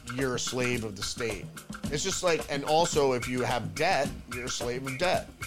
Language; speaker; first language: English; early bilingual, other home language; German